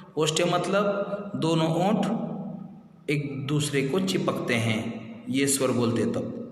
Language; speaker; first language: Hindi; non-native, local second language; Marathi